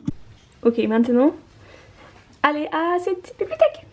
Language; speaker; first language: French; non-native, learner; Norwegian